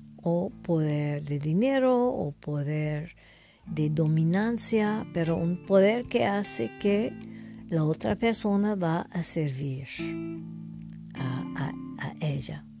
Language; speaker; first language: Spanish; non-native, learner; English